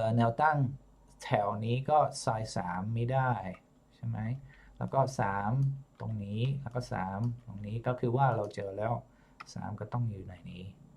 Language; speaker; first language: Thai; non-native, fluent; English